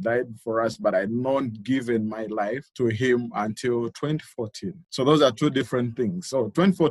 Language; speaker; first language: English; non-native, local second language; Ganda